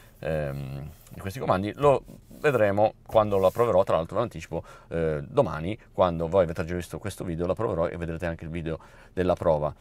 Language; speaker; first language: Italian; native; Italian